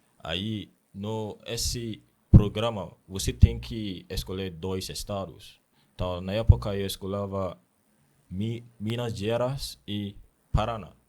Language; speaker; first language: Portuguese; non-native, learner; Akan